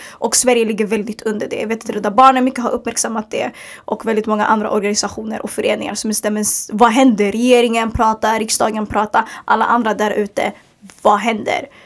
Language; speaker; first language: Swedish; early bilingual, other home language; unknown